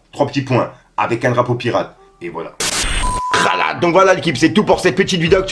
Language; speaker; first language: French; native; French